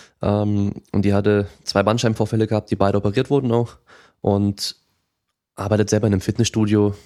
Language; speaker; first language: German; native; German